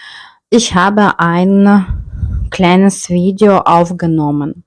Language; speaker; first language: German; non-native, fluent; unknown